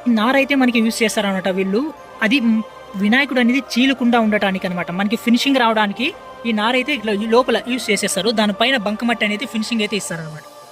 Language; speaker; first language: Telugu; native; Telugu